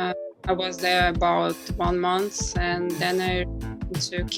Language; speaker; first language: English; non-native, learner; Ukrainian